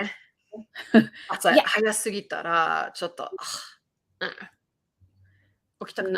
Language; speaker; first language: Japanese; early bilingual, heritage; Japanese